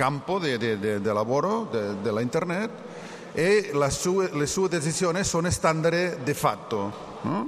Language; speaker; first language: Italian; non-native, learner; Catalan